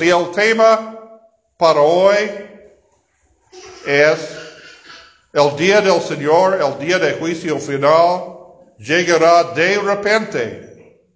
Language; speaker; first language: Spanish; non-native, fluent; English